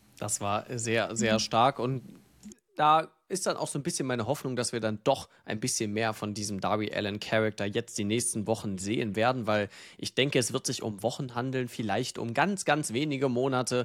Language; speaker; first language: German; native; German